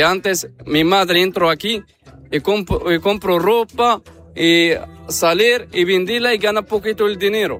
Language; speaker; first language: Spanish; non-native, learner; Arabic